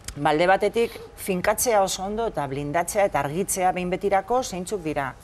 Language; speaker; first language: Basque; non-native, local second language; Spanish